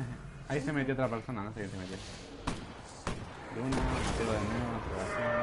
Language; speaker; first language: Spanish; native; Spanish